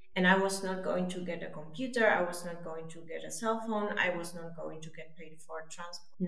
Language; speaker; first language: English; non-native, fluent; Spanish